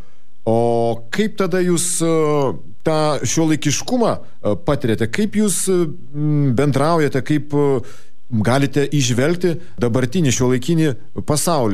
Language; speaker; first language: Lithuanian; native; Lithuanian